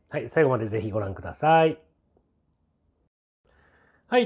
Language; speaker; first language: Japanese; native; Japanese